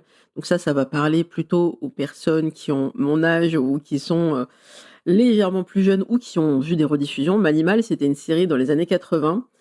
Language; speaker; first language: French; native; French